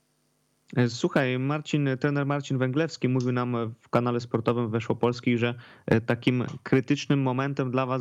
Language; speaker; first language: Polish; native; Polish